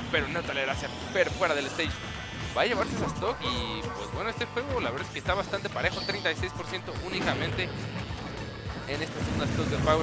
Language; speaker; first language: Spanish; native; Spanish